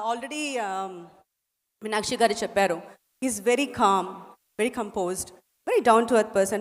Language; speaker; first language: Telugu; non-native, learner; Tamil